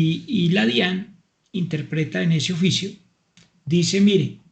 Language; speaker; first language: Spanish; native; Spanish